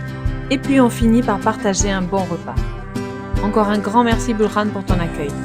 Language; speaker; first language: French; native; French